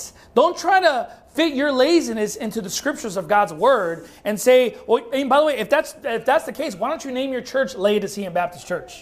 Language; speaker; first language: English; native; English